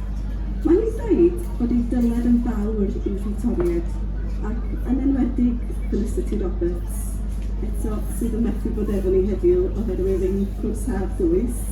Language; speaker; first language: Welsh; native; Welsh